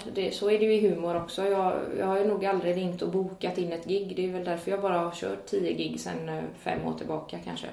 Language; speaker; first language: Swedish; native; Swedish